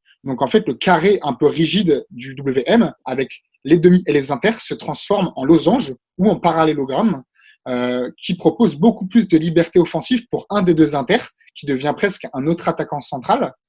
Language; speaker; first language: French; native; French